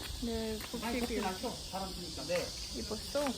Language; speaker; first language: Korean; non-native, learner; Ukrainian